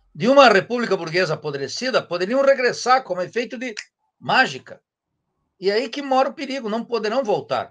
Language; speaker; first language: Portuguese; native; Portuguese